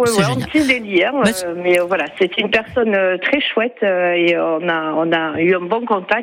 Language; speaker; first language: French; native; French